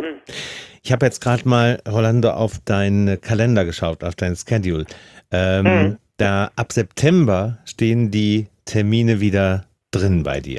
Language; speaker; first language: German; native; German